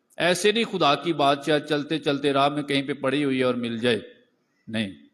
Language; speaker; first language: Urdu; non-native, local second language; Punjabi